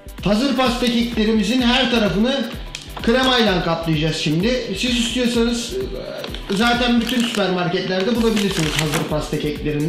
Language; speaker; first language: Turkish; native; Turkish